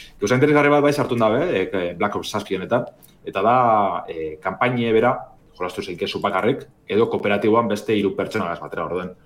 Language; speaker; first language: Basque; native; Basque